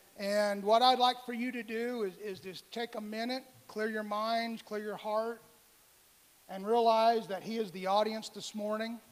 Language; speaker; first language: English; native; English